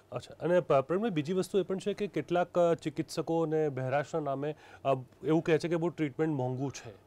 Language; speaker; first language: Gujarati; native; Gujarati